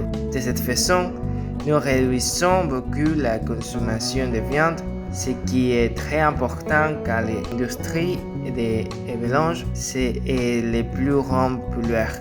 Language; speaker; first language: French; non-native, learner; Spanish